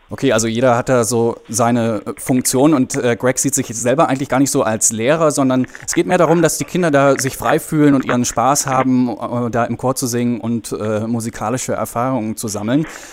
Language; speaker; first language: German; native; German